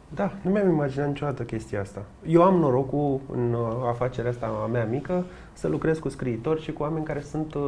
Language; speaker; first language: Romanian; native; Romanian